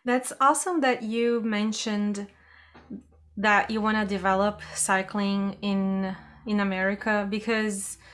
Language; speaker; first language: English; non-native, fluent; Portuguese